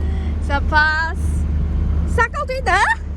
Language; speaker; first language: French; non-native, learner; Chinese